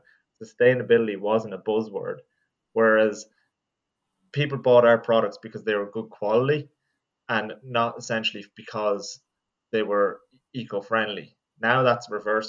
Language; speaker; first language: English; native; English